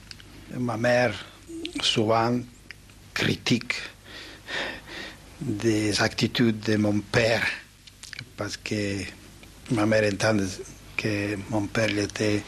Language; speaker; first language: French; non-native, learner; Italian